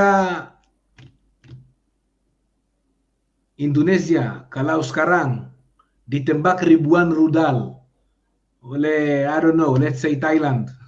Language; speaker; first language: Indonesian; non-native, fluent; Hebrew